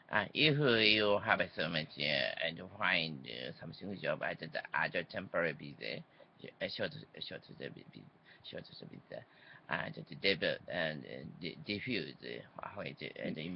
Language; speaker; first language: English; non-native, learner; Japanese